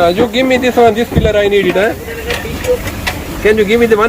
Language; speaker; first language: English; non-native, learner; Urdu